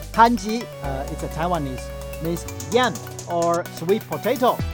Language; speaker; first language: English; non-native, fluent; Chinese